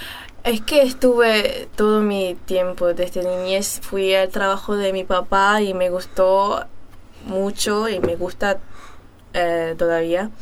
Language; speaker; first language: Spanish; early bilingual, heritage; German